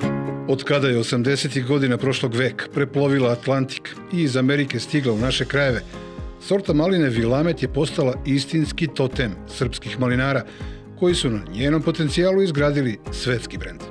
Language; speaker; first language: Serbian; native; Serbian